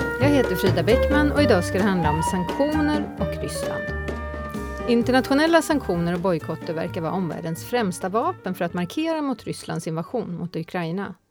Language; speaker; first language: Swedish; native; Swedish